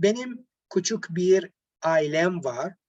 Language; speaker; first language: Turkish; non-native, learner; Arabic